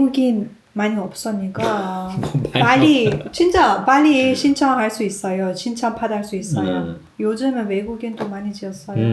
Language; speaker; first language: Korean; non-native, learner; Persian